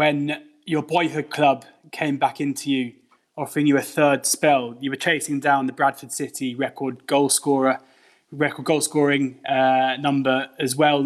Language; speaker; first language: English; native; English